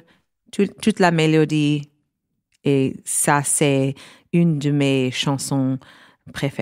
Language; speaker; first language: French; non-native, fluent; English